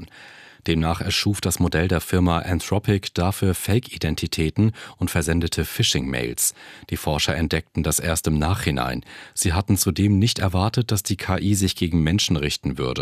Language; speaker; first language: German; native; German